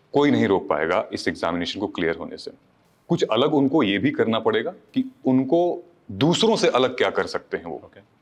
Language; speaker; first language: Hindi; native; Hindi